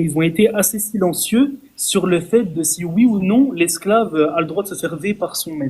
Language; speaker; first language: French; native; French